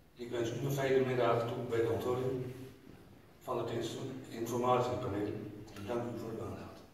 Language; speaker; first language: Dutch; native; Dutch